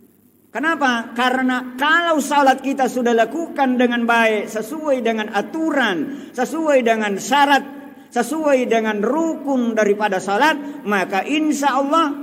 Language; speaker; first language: Indonesian; non-native, local second language; Buginese